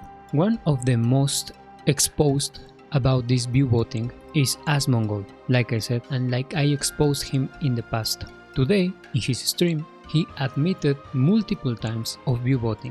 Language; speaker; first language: English; non-native, fluent; Spanish